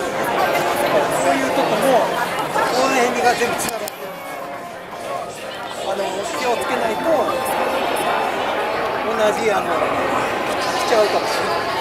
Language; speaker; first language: Japanese; native; Japanese